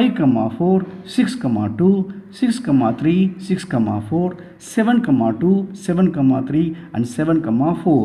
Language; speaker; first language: English; non-native, local second language; Tamil